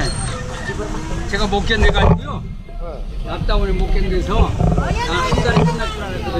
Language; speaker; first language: Korean; native; Korean